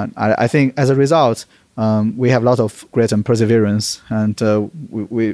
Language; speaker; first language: English; non-native, fluent; Chinese